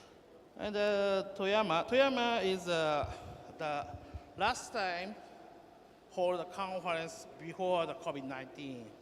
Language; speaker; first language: English; non-native, learner; Japanese